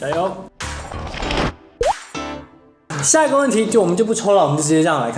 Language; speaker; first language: Chinese; native; Chinese